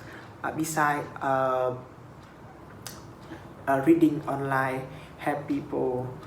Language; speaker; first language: English; non-native, learner; Vietnamese